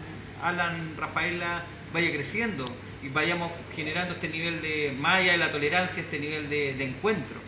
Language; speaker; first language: Spanish; native; Spanish